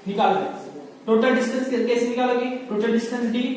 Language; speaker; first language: Hindi; non-native, local second language; Marathi